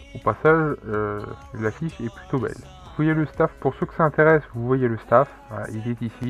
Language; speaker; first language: French; native; French